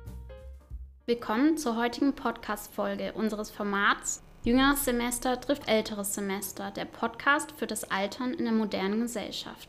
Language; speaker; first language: German; native; German